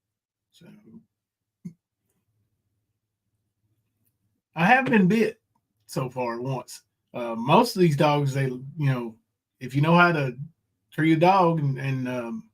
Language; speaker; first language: English; native; English